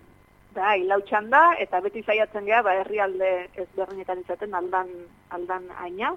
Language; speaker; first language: Basque; native; Basque